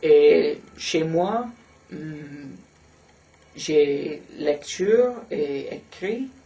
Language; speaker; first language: French; non-native, learner; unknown